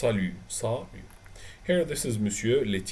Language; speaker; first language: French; non-native, fluent; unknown